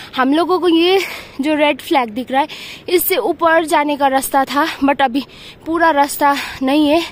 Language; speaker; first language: Hindi; non-native, local second language; Nepali